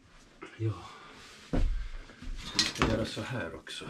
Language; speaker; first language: Swedish; non-native, fluent; Italian